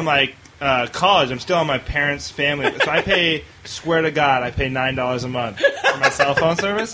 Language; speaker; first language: English; native; English